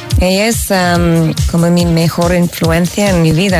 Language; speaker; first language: Spanish; non-native, fluent; English